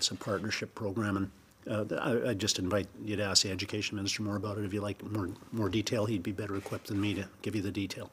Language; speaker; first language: English; native; English